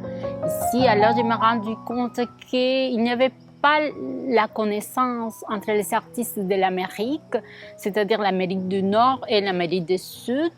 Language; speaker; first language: French; non-native, fluent; Spanish